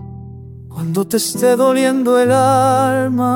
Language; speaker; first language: Spanish; native; Spanish